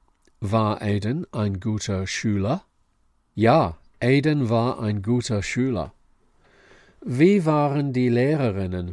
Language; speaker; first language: German; non-native, fluent; English